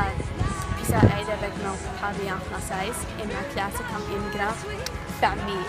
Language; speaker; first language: French; non-native, learner; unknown